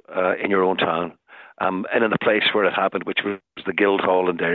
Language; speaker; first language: English; native; English